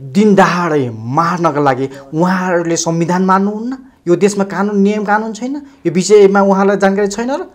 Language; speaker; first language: Nepali; native; Nepali